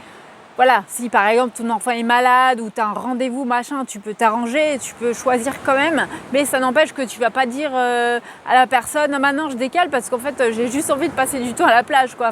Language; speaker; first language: French; native; French